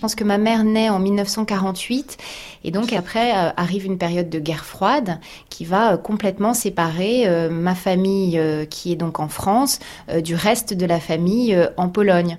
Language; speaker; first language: French; native; French